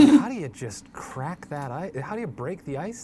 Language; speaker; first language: English; native; English